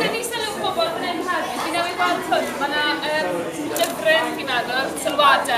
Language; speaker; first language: Welsh; native; Welsh